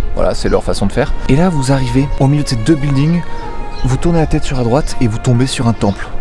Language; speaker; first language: French; native; French